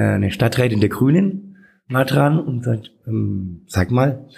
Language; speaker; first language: German; native; German